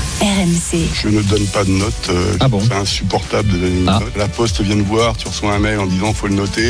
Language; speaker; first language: French; native; French